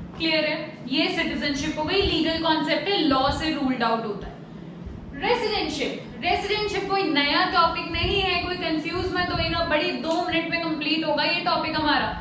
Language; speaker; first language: Hindi; native; Hindi